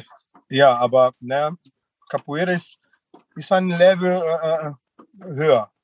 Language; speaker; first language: German; non-native, fluent; Portuguese